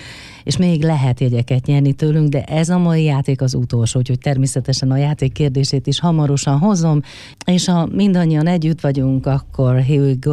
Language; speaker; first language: Hungarian; native; Hungarian